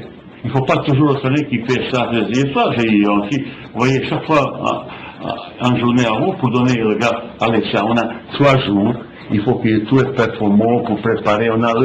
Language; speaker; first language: French; non-native, fluent; Bosnian